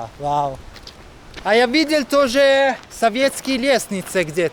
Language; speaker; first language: Russian; non-native, learner; Italian